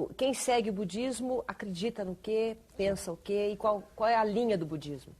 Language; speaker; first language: Portuguese; native; Portuguese